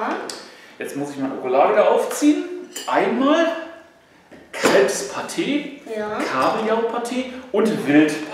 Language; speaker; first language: German; native; German